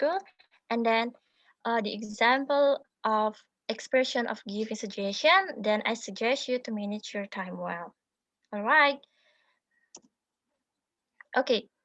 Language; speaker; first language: English; non-native, learner; Indonesian